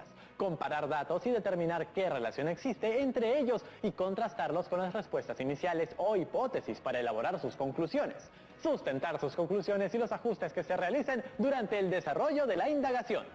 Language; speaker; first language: Spanish; native; Spanish